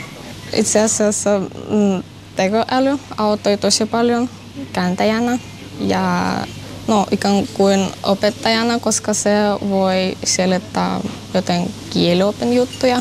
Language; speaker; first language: Finnish; non-native, fluent; Russian